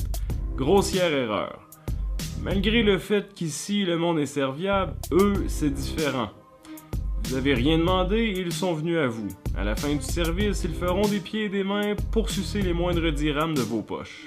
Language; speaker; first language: French; native; French